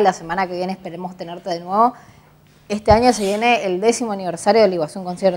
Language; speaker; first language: Spanish; native; Spanish